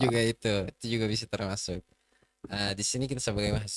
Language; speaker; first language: Indonesian; non-native, fluent; Arabic